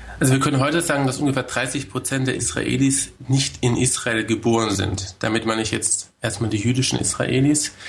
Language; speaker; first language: German; early bilingual, other home language; Hebrew